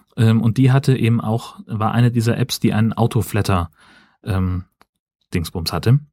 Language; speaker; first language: German; native; German